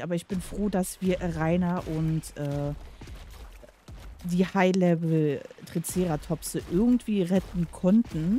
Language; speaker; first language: German; native; German